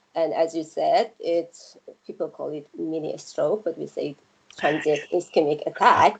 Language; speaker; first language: English; non-native, fluent; Persian